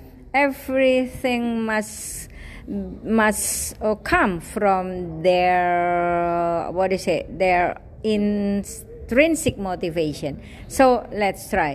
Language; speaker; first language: English; non-native, fluent; Indonesian